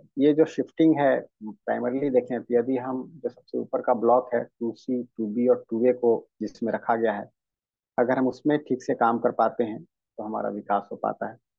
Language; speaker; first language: Hindi; native; Hindi